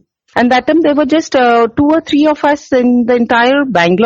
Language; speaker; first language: English; non-native, local second language; Hindi